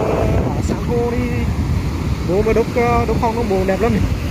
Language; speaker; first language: Vietnamese; native; Vietnamese